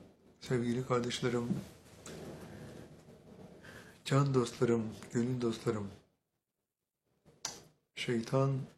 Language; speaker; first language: Turkish; native; Turkish